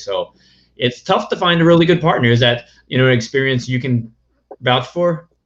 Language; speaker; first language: English; native; English